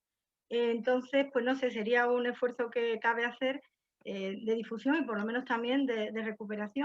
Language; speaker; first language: Spanish; native; Spanish